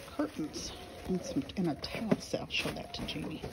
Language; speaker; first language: English; native; English